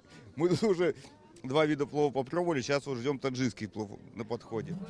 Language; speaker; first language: Russian; native; Russian